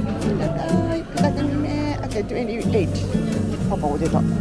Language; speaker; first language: Japanese; native; Japanese